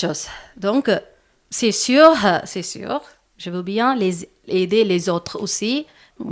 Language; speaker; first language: French; non-native, learner; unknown